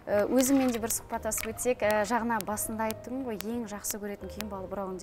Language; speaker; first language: Kazakh; native; Kazakh